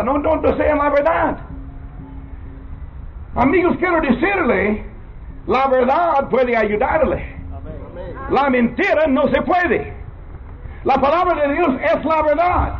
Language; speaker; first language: Spanish; non-native, learner; English